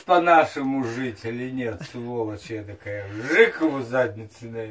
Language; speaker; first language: Russian; native; Russian